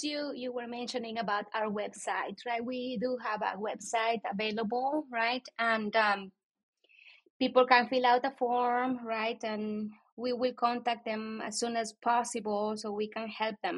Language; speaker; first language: English; non-native, fluent; Spanish